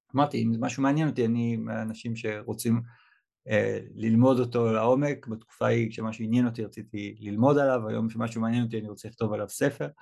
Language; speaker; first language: Hebrew; native; Hebrew